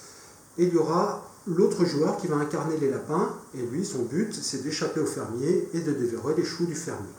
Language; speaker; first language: French; native; French